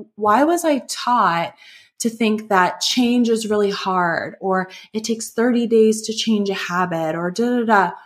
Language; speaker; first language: English; native; English